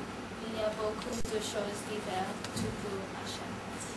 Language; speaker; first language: French; non-native, learner; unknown